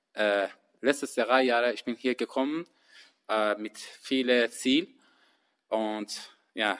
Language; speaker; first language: German; non-native, learner; Persian